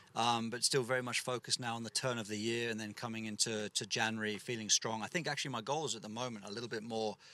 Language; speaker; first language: English; native; English